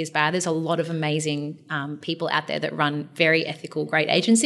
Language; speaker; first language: English; native; English